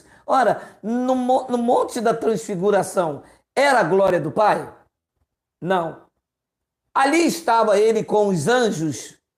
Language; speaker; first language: Portuguese; native; Portuguese